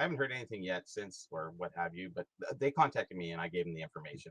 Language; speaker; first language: English; native; English